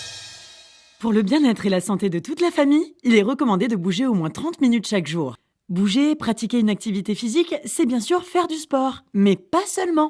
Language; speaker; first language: French; native; French